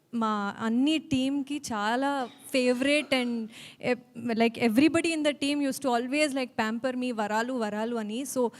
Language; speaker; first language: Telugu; non-native, learner; Kannada